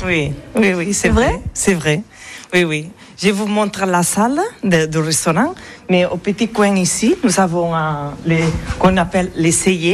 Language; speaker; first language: French; non-native, learner; Catalan